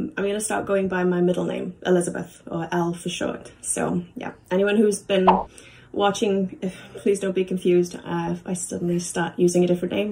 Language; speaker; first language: English; native; English